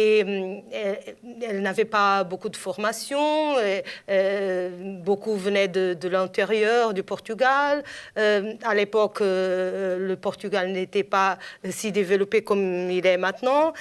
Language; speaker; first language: French; non-native, fluent; Portuguese